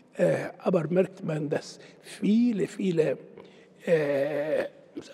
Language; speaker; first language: German; non-native, fluent; Arabic